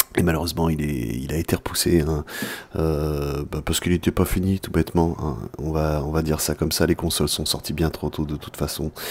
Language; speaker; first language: French; native; French